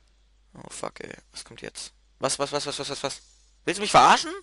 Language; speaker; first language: German; native; German